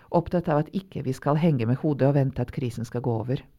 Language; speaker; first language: Norwegian; non-native, fluent; Serbian